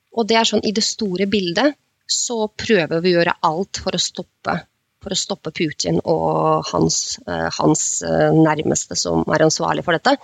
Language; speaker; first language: Norwegian; non-native, fluent; Russian